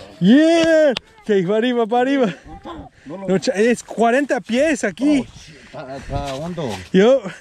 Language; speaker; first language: Spanish; non-native, learner; English